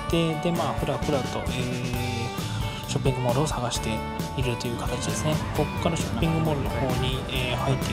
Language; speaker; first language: Japanese; native; Japanese